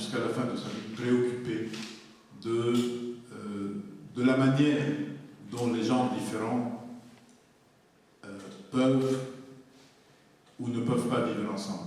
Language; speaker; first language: French; non-native, local second language; Arabic